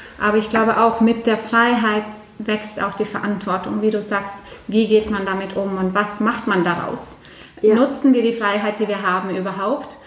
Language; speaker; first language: German; non-native, fluent; Norwegian